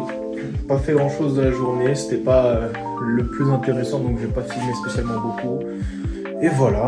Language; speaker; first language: French; native; French